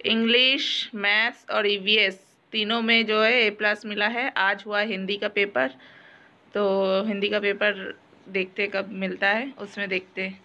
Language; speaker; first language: Hindi; non-native, local second language; Bangla